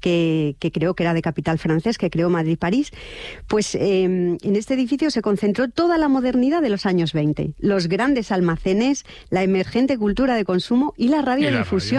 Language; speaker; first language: Spanish; native; Spanish